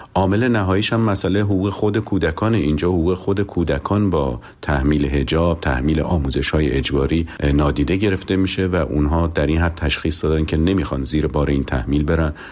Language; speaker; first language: Persian; native; Persian